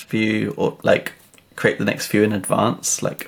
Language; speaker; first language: English; native; English